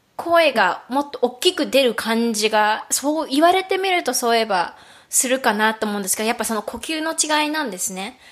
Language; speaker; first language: Japanese; native; Japanese